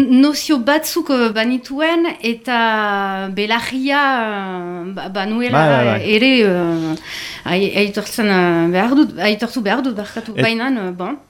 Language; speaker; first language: Basque; non-native, local second language; French